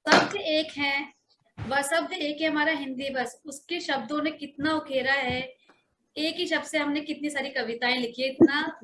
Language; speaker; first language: Hindi; native; Hindi